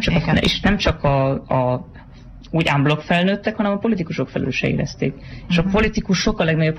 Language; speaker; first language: Hungarian; native; Hungarian